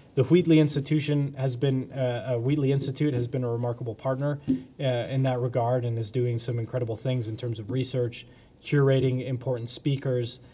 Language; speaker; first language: English; native; English